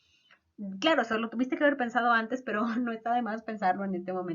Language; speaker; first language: Spanish; native; Spanish